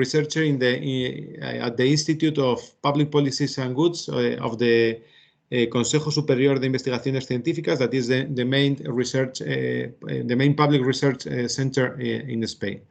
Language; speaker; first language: English; non-native, fluent; Spanish